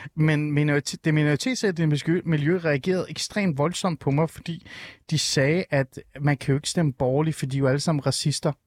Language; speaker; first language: Danish; early bilingual, other home language; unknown